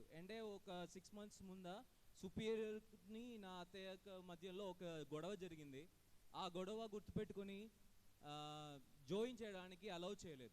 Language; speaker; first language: Telugu; non-native, fluent; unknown